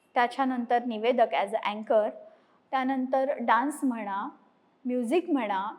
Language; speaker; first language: Marathi; native; Marathi